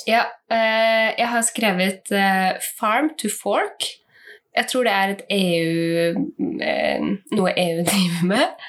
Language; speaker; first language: Norwegian; native; Norwegian